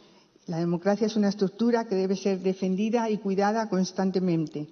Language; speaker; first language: Spanish; native; Spanish